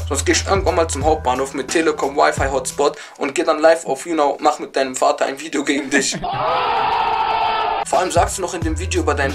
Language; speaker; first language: German; native; German